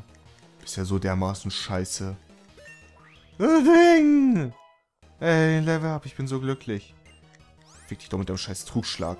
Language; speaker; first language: German; native; German